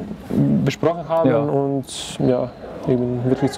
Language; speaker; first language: German; non-native, fluent; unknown